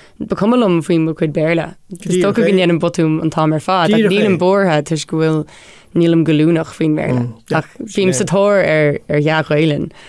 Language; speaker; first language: Irish; non-native, local second language; English